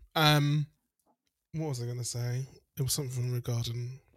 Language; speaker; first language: English; native; English